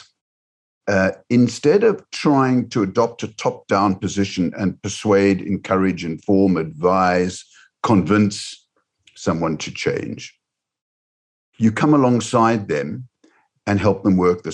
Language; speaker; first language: English; native; English